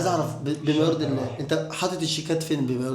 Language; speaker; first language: Arabic; native; Arabic